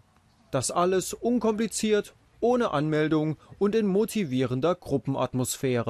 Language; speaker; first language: German; native; German